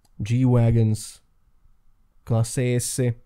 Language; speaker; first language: Italian; non-native, fluent; Russian